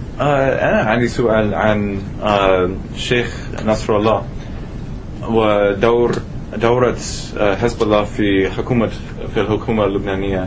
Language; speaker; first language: Arabic; non-native, learner; English